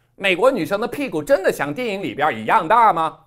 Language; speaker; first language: Chinese; non-native, fluent; English